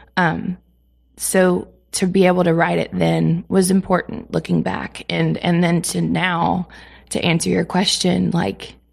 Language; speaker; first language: English; native; English